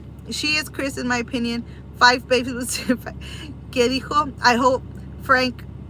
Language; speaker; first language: English; early bilingual, other home language; Spanish